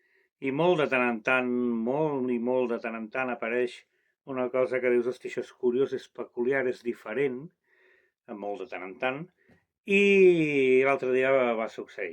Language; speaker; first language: Catalan; native; Catalan